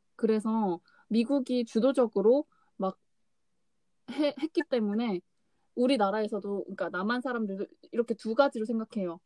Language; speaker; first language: Korean; native; Korean